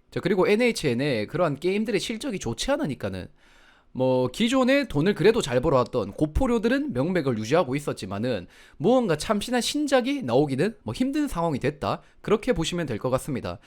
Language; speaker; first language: Korean; native; Korean